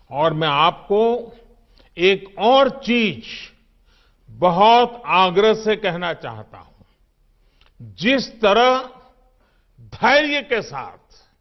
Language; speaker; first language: Hindi; non-native, local second language; Gujarati